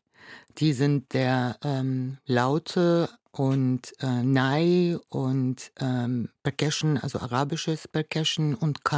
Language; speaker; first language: German; non-native, fluent; Arabic